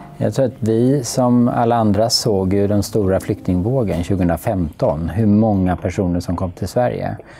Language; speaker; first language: Swedish; native; Swedish